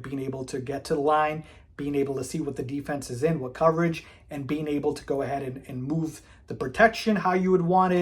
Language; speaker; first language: English; native; English